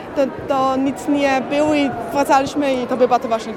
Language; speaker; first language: Polish; early bilingual, heritage; German